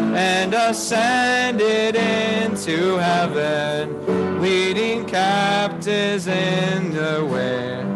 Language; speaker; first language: English; native; English